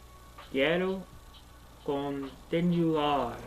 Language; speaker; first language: Spanish; non-native, learner; English